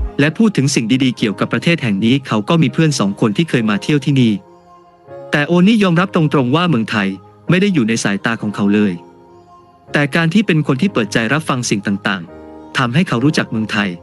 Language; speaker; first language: Thai; native; Thai